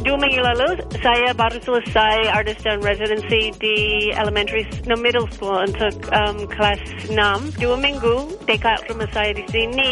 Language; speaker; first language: Indonesian; non-native, learner; English